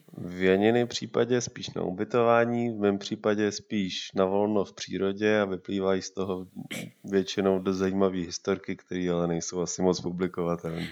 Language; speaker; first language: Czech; native; Czech